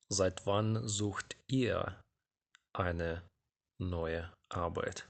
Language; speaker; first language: German; non-native, fluent; Ukrainian